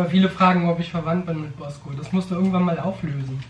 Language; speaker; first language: German; native; German